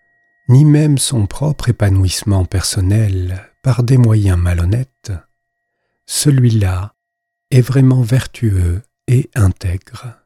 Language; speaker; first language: French; native; French